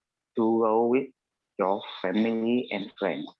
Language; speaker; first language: English; non-native, learner; Vietnamese